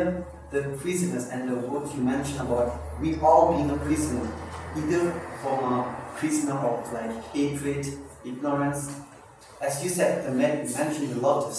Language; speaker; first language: English; non-native, local second language; Tibetan